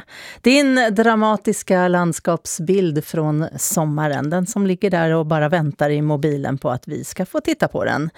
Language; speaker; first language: Swedish; native; Swedish